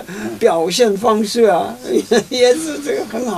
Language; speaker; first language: Chinese; non-native, fluent; Korean